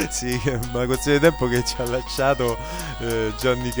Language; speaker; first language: Italian; native; Italian